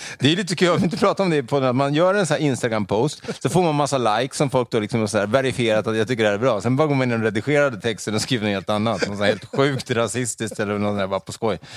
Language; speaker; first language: Swedish; native; Swedish